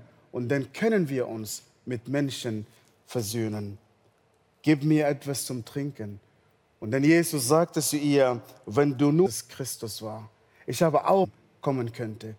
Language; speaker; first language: German; non-native, fluent; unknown